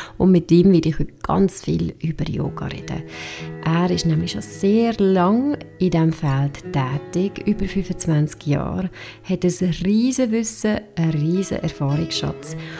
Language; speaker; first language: German; native; German